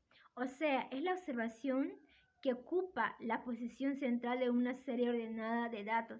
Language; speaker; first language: Spanish; native; Spanish